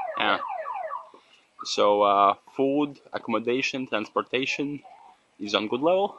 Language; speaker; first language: English; non-native, learner; Latvian